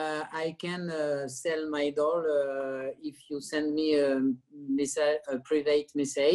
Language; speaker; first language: English; non-native, learner; French